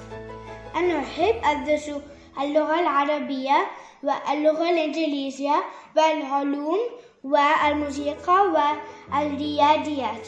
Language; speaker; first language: Arabic; non-native, learner; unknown